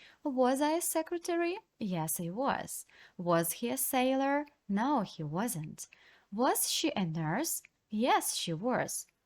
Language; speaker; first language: English; non-native, fluent; Ukrainian